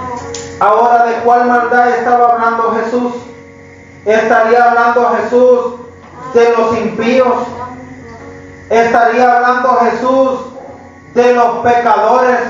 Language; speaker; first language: Spanish; native; Spanish